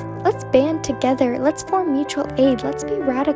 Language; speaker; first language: English; native; English